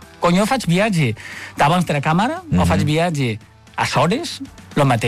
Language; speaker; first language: Catalan; non-native, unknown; Chinese